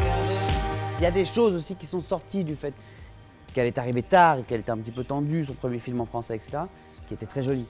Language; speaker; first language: French; native; French